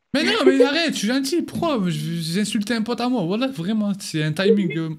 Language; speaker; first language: French; native; French